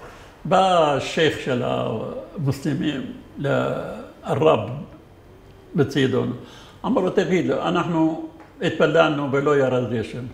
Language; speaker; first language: Hebrew; non-native, fluent; Arabic